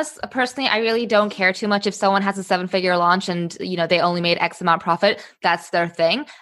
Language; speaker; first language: English; native; English